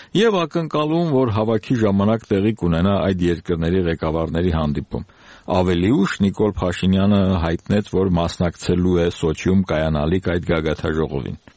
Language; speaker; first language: Armenian; native; Armenian